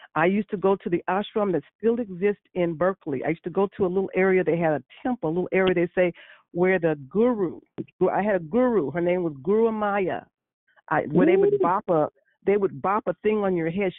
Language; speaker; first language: English; native; English